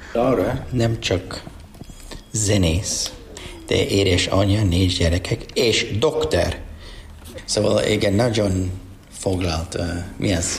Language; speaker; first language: Hungarian; non-native, learner; English